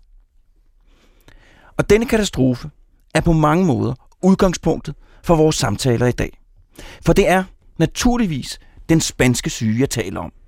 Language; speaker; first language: Danish; native; Danish